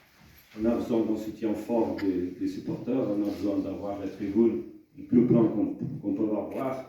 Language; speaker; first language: French; non-native, fluent; Portuguese